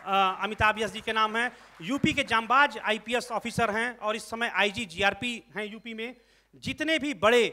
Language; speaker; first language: Hindi; native; Hindi